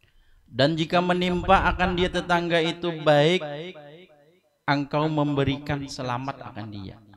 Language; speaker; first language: Indonesian; non-native, local second language; Banjar